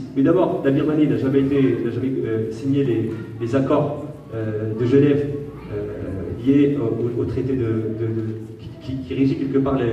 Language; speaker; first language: French; native; French